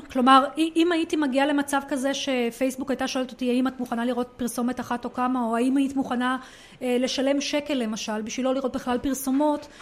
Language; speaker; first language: Hebrew; non-native, local second language; Arabic